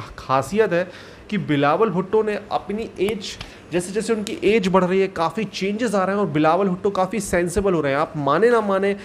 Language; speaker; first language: Hindi; native; Hindi